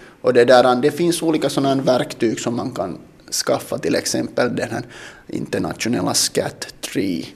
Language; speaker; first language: Swedish; non-native, local second language; Finnish